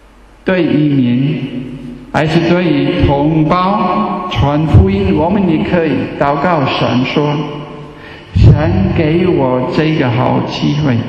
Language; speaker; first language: Chinese; non-native, fluent; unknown